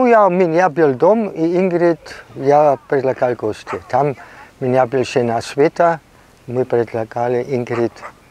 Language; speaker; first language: Russian; non-native, learner; German